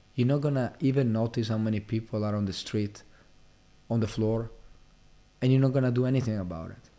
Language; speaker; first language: English; non-native, fluent; Italian